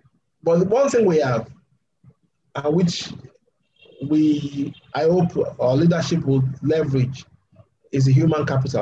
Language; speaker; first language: English; non-native, local second language; Yoruba